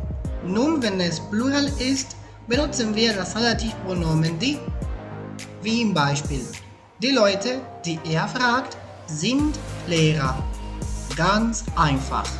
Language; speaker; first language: German; non-native, fluent; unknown